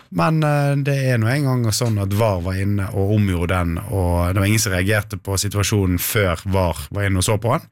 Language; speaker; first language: Norwegian; native; Norwegian